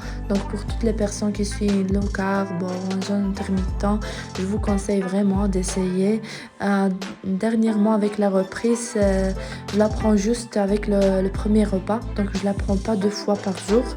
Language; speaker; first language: French; non-native, fluent; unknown